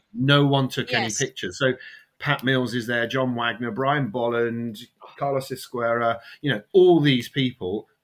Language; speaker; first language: English; native; English